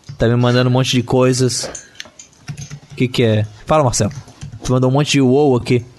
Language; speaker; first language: Portuguese; native; Portuguese